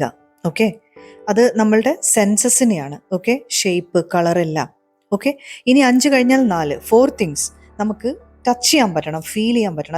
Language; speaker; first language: Malayalam; native; Malayalam